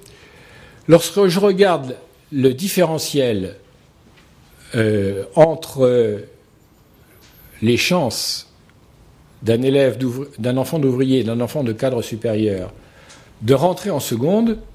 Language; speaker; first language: French; native; French